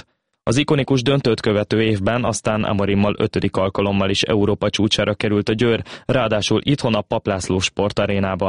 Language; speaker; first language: Hungarian; native; Hungarian